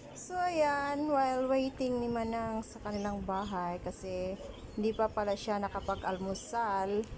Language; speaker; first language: Filipino; non-native, local second language; Cebuano